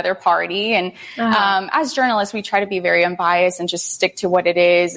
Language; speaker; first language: English; early bilingual, other home language; Spanish